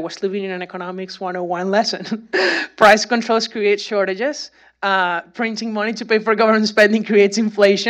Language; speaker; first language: English; non-native, fluent; Spanish